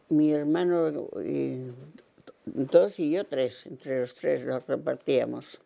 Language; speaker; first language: Spanish; native; Spanish